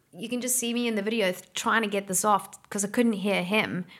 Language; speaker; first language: English; native; English